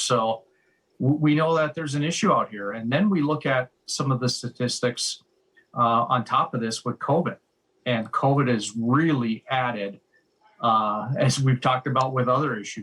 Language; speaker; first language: English; native; English